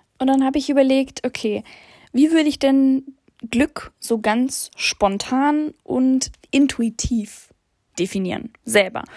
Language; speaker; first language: German; early bilingual, other home language; English